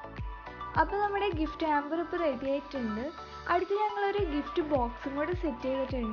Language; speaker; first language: Malayalam; native; Malayalam